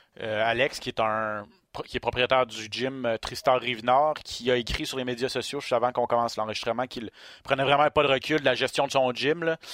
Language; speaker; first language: French; native; French